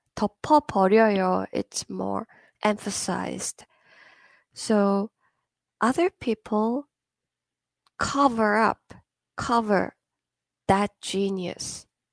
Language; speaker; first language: English; non-native, fluent; Korean